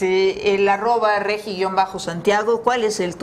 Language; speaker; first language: Spanish; native; Spanish